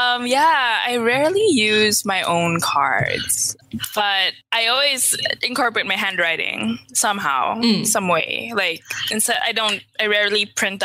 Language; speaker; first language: English; non-native, local second language; Filipino